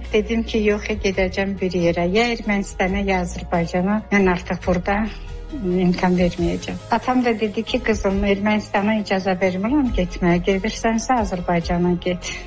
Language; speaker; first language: Azerbaijani; non-native, fluent; Georgian